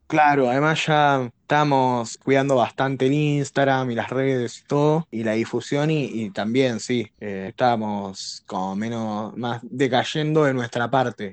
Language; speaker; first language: Spanish; native; Spanish